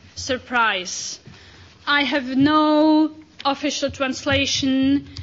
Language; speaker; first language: English; non-native, fluent; Czech